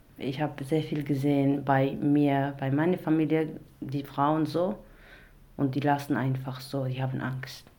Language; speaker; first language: German; non-native, learner; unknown